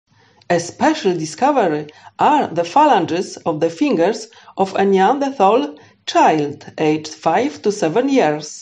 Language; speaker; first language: English; non-native, fluent; Polish